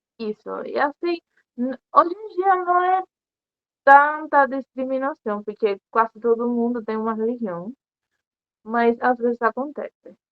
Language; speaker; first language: Portuguese; non-native, learner; Spanish